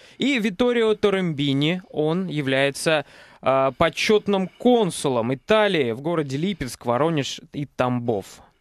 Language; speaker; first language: Russian; native; Russian